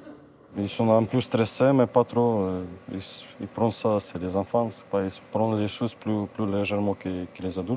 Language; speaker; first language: French; non-native, learner; Ukrainian